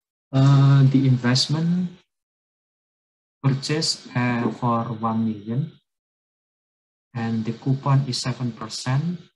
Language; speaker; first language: English; non-native, fluent; Indonesian